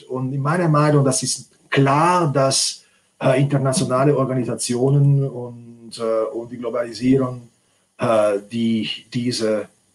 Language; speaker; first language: German; non-native, fluent; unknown